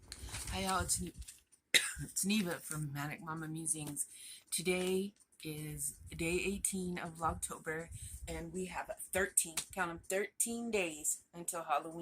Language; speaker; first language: English; native; English